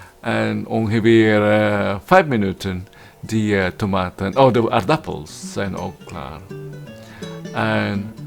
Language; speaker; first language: Dutch; non-native, learner; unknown